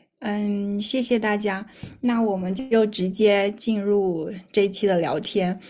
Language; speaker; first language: Chinese; native; Chinese